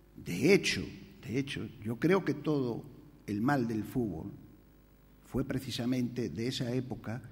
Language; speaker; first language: Spanish; native; Spanish